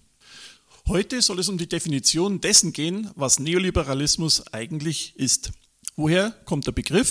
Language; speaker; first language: German; native; German